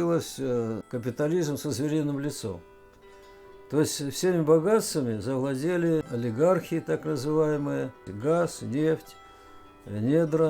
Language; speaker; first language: Russian; native; Russian